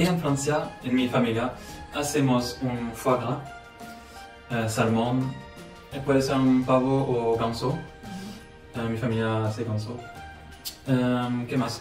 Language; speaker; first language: Spanish; non-native, learner; French